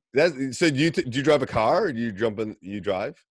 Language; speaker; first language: English; native; English